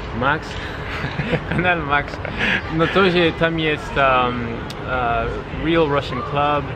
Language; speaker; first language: Russian; non-native, learner; English